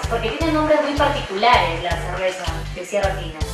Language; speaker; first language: Spanish; native; Spanish